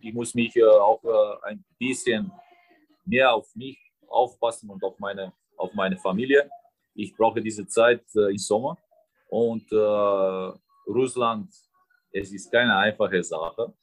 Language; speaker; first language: German; non-native, fluent; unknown